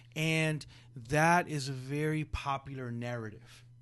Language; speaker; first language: English; early bilingual, other home language; Spanish